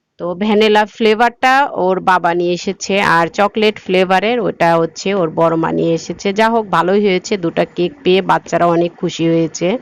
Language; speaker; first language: Bangla; native; Bangla